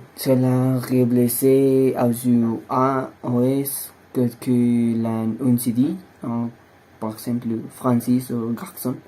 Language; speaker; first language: French; non-native, learner; Spanish